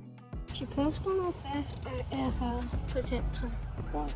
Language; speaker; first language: French; non-native, learner; English